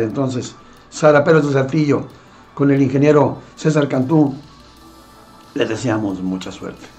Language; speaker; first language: Spanish; native; Spanish